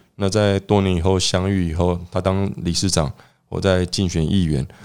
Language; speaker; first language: Chinese; native; Chinese